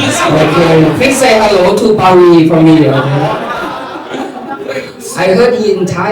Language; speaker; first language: English; non-native, learner; Thai